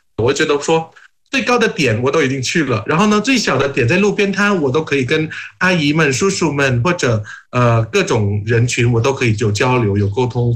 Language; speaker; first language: Chinese; non-native, fluent; Thai